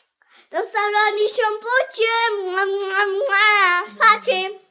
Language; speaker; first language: Albanian; early bilingual, heritage; Albanian